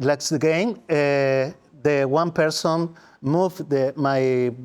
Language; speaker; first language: English; non-native, learner; Spanish